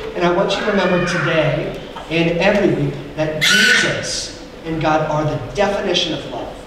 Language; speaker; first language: English; native; English